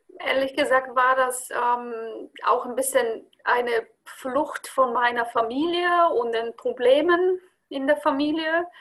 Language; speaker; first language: German; non-native, fluent; Bulgarian